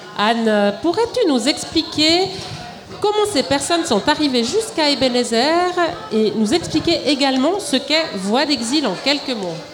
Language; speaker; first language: French; native; French